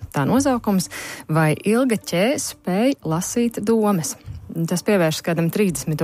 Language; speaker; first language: Latvian; native; Latvian